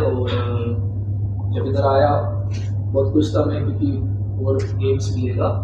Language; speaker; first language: Hindi; non-native, local second language; Malayalam